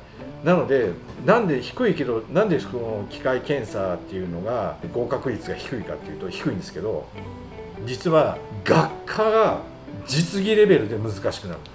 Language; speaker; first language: Japanese; native; Japanese